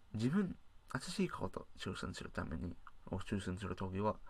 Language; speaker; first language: Japanese; non-native, learner; English